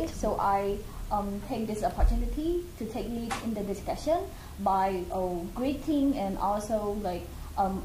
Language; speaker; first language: English; non-native, fluent; Khmer